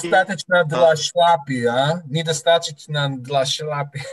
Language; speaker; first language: Russian; non-native, fluent; English